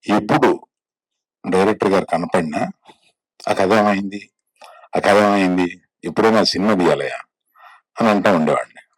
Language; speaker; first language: Telugu; native; Telugu